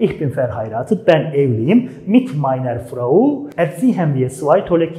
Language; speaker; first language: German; non-native, fluent; Turkish